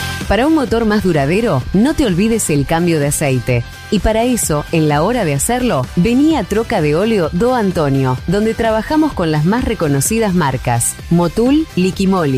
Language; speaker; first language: Spanish; native; Spanish